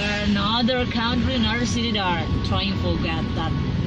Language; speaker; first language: English; non-native, learner; Indonesian